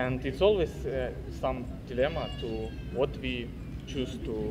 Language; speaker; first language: English; non-native, learner; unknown